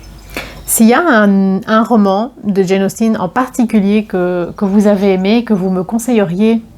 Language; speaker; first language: French; native; French